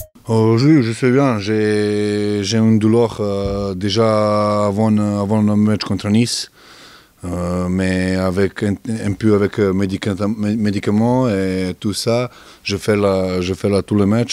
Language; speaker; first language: French; non-native, learner; Serbian